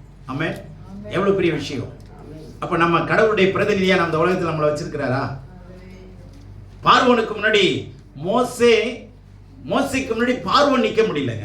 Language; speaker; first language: Tamil; native; Tamil